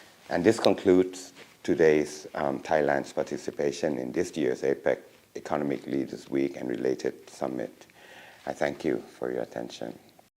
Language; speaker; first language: English; non-native, fluent; Thai